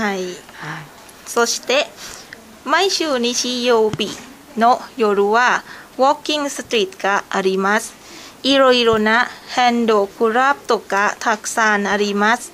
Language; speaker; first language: Japanese; non-native, learner; Thai